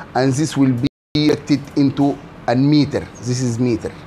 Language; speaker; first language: English; non-native, fluent; Arabic